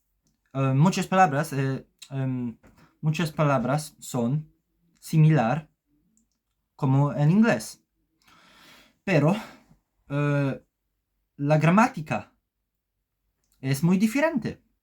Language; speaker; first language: Spanish; non-native, learner; Polish